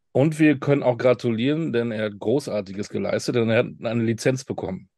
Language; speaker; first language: German; native; German